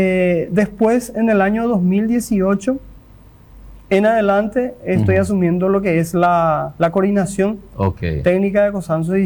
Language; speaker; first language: Spanish; native; Spanish